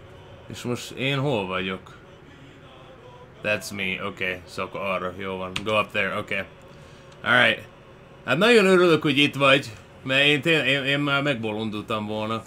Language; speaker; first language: Hungarian; early bilingual, heritage; Hungarian